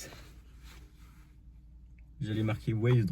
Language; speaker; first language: French; native; French